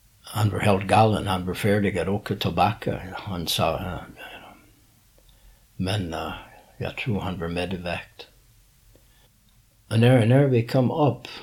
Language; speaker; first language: Swedish; early bilingual, heritage; English